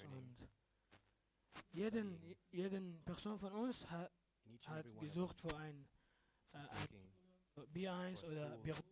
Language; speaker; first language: German; non-native, learner; Arabic